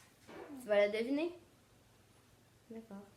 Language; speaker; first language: French; native; French